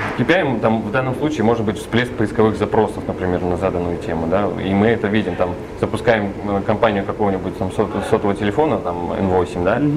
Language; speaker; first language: Russian; native; Russian